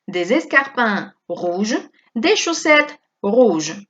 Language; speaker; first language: French; non-native, fluent; Spanish